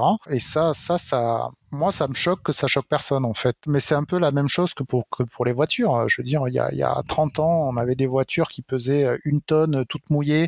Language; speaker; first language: French; native; French